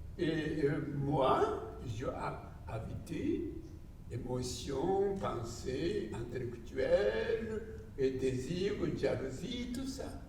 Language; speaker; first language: French; non-native, learner; Japanese